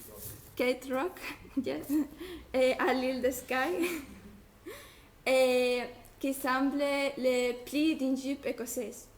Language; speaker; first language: French; non-native, learner; Spanish